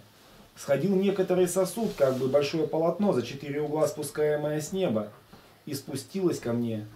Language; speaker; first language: Russian; native; Russian